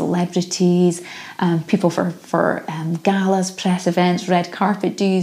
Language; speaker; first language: English; native; English